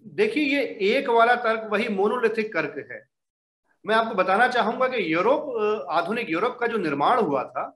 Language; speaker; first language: Hindi; native; Hindi